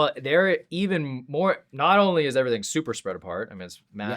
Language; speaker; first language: English; native; English